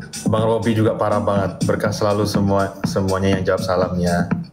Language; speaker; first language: Indonesian; native; Indonesian